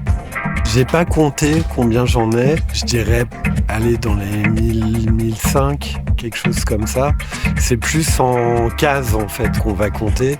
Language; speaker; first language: French; native; French